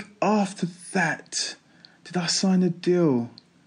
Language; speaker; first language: English; native; English